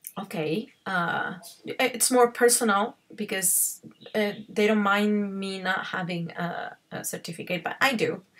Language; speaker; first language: English; non-native, fluent; Spanish